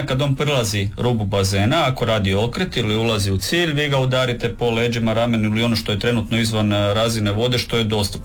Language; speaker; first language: Serbian; native; Serbian